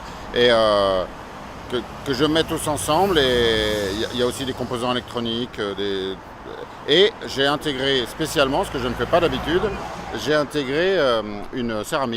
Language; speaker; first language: French; native; French